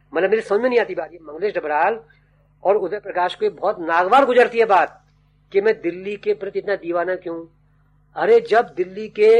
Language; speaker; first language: Hindi; native; Hindi